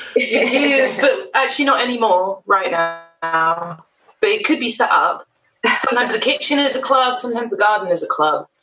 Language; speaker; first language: English; native; English